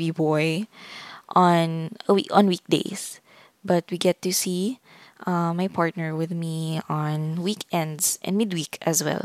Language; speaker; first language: English; non-native, local second language; Filipino